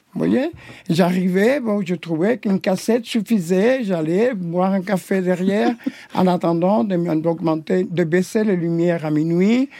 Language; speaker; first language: French; non-native, fluent; Spanish